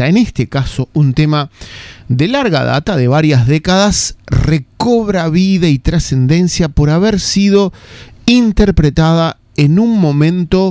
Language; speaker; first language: Spanish; native; Spanish